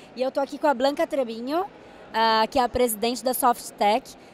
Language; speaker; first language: Portuguese; native; Portuguese